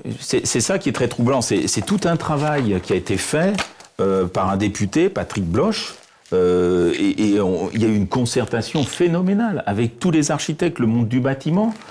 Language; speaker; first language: French; native; French